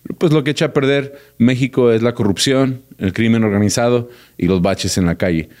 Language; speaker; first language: Spanish; early bilingual, heritage; Spanish